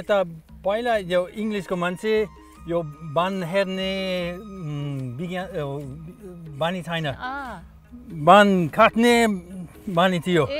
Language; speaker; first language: Nepali; non-native, learner; English